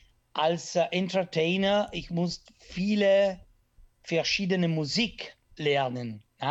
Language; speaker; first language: German; non-native, learner; Italian